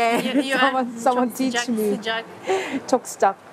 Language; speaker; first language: English; non-native, learner; Korean